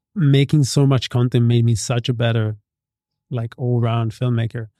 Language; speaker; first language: English; non-native, fluent; Italian